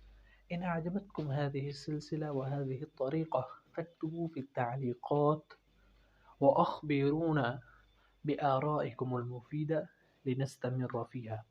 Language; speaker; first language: Arabic; non-native, fluent; Urdu